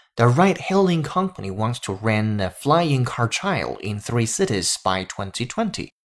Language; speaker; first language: English; non-native, fluent; Chinese